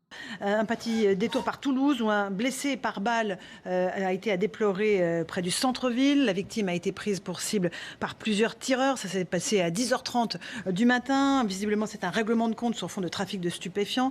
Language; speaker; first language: French; native; French